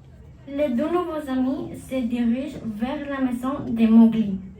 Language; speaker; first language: French; non-native, learner; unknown